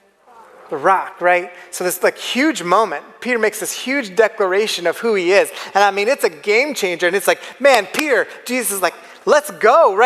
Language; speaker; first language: English; native; English